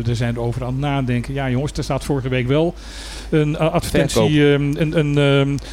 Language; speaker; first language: Dutch; native; Dutch